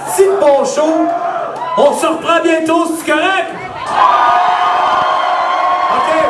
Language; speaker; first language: French; native; French